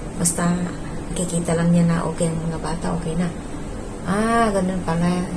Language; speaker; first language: Filipino; non-native, local second language; Iloko